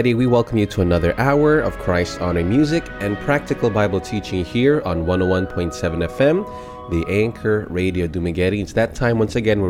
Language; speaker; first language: English; non-native, local second language; Cebuano